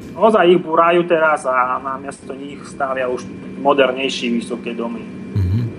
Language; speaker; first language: Slovak; non-native, fluent; Russian